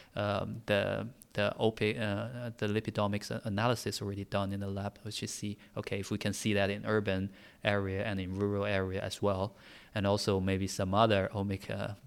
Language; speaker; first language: English; non-native, fluent; Chinese